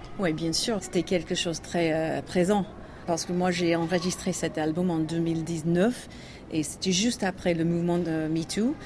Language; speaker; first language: French; non-native, learner; English